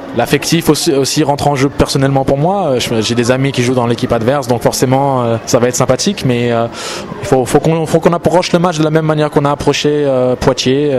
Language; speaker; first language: French; native; French